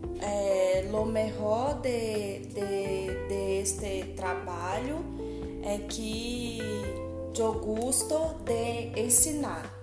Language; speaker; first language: Portuguese; non-native, learner; Spanish